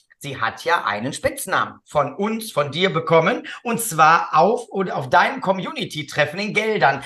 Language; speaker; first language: German; native; German